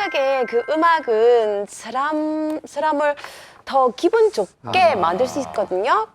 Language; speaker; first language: Korean; non-native, fluent; English